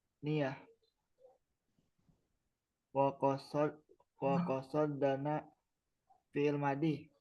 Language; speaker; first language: Arabic; non-native, learner; Indonesian